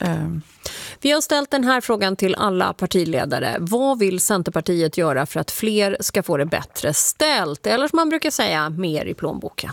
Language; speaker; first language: Swedish; native; Swedish